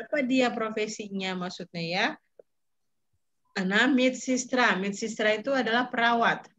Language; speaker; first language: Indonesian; native; Indonesian